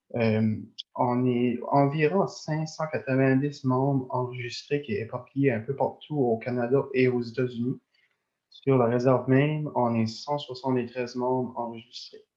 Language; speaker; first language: French; native; French